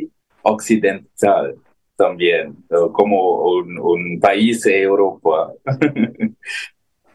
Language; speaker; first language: Spanish; non-native, learner; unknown